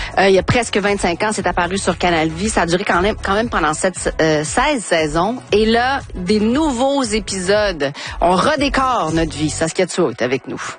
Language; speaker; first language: French; native; French